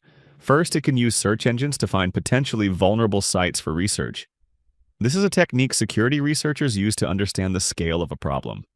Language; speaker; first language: English; non-native, fluent; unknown